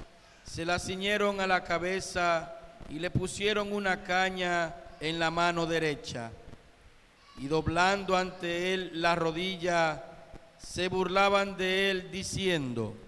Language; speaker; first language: Spanish; native; Spanish